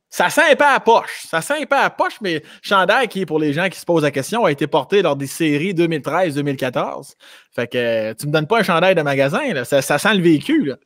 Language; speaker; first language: French; native; French